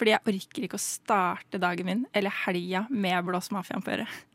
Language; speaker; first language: Norwegian; native; Norwegian